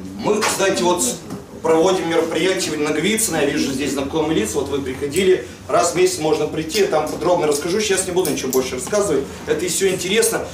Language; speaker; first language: Russian; native; Russian